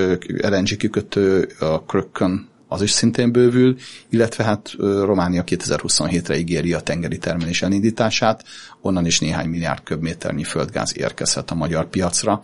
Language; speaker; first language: Hungarian; native; Hungarian